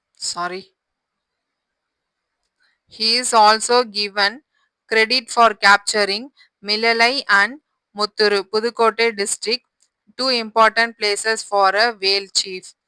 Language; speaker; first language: English; non-native, local second language; Tamil